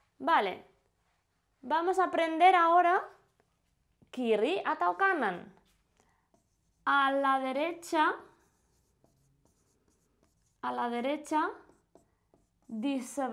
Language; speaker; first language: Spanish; non-native, fluent; Indonesian